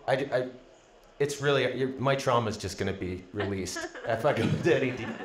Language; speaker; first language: English; native; English